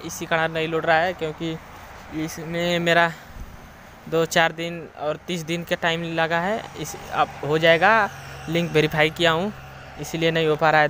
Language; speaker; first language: Hindi; non-native, local second language; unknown